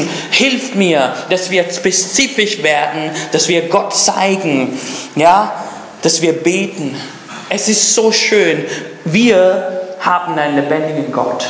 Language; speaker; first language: German; non-native, fluent; English